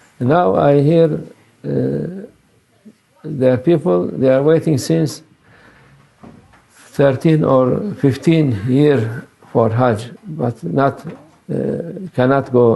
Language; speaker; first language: English; non-native, learner; Turkish